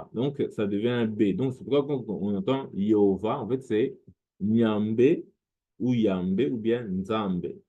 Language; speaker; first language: French; non-native, local second language; Lingala